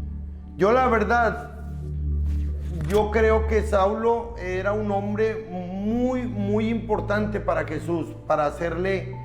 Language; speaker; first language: Spanish; native; Spanish